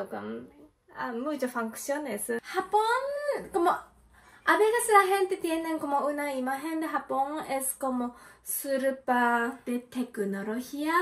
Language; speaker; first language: Spanish; non-native, learner; Japanese